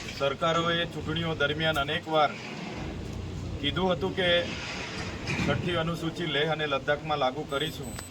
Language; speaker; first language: Gujarati; non-native, local second language; Vasavi